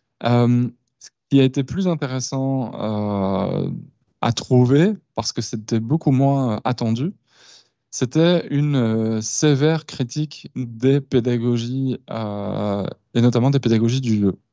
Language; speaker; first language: French; native; French